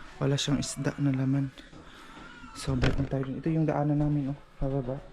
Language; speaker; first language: Filipino; non-native, local second language; Cebuano